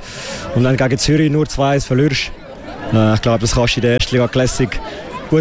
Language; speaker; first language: German; native; German